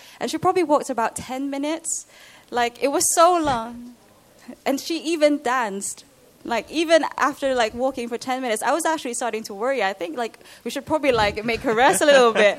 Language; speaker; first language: English; non-native, local second language; Filipino